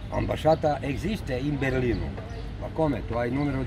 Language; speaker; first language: Italian; non-native, learner; Serbian